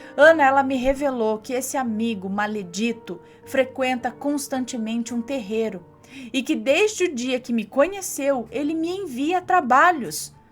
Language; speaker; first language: Portuguese; native; Portuguese